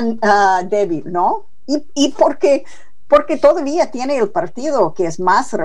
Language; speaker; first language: Spanish; non-native, fluent; English